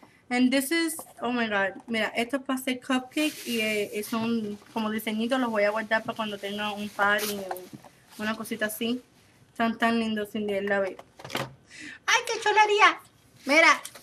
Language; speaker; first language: Spanish; native; Spanish